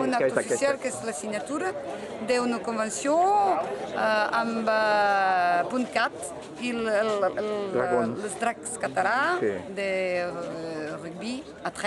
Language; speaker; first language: Catalan; non-native, learner; French